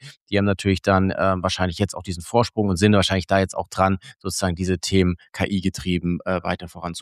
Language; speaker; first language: German; native; German